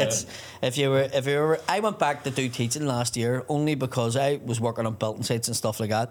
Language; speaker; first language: English; native; English